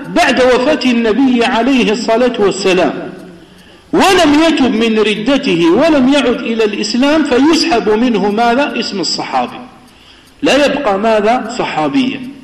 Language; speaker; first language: Arabic; non-native, local second language; Kabyle